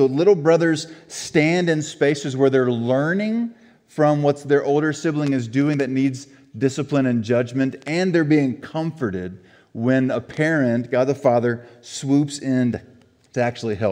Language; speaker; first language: English; native; English